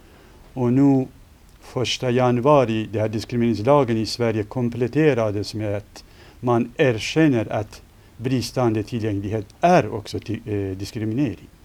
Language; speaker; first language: Swedish; non-native, fluent; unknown